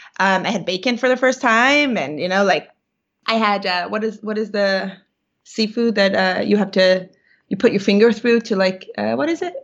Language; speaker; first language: English; native; English